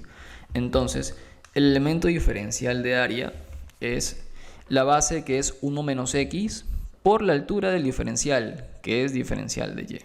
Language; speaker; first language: Spanish; native; Spanish